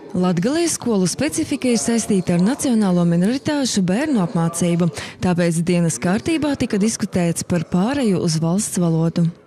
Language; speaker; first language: Latvian; native; Latvian